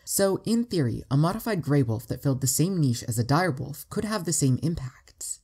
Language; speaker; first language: English; native; English